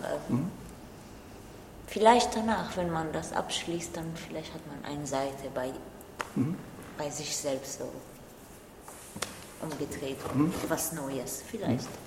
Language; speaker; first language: German; non-native, learner; Arabic